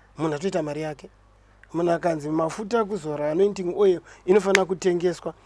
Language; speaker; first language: Shona; native; Shona